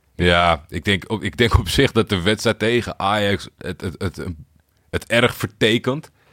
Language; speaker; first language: Dutch; native; Dutch